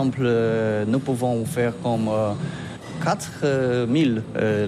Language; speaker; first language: French; non-native, learner; Polish